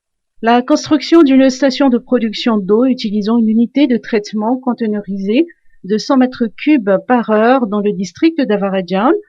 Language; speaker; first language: French; non-native, local second language; Malagasy